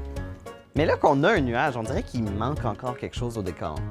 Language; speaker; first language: French; native; French